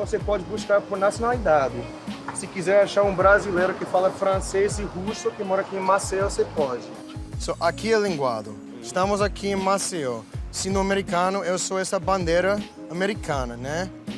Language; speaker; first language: Portuguese; non-native, fluent; English